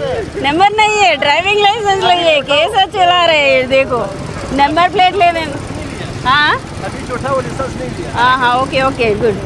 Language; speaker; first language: Hindi; non-native, local second language; Telugu